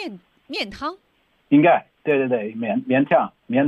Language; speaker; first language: Chinese; non-native, fluent; English